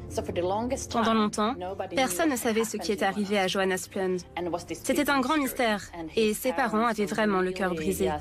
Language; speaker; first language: French; native; French